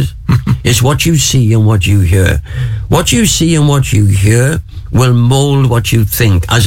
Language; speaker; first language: English; native; English